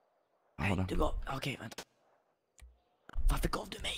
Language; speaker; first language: Swedish; native; Swedish